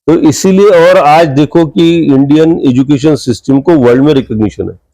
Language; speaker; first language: Hindi; non-native, local second language; Marathi